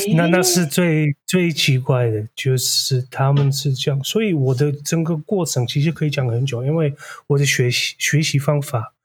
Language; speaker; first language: Chinese; non-native, fluent; Dutch